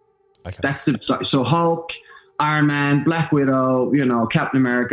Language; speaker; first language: English; non-native, fluent; Norwegian